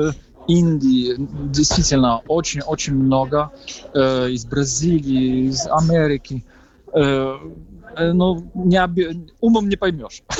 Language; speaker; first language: Russian; non-native, fluent; Polish